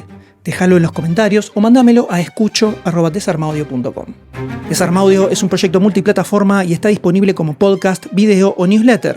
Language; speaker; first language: Spanish; native; Spanish